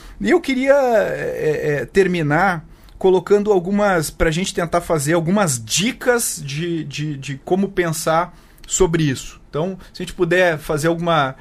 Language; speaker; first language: Portuguese; native; Portuguese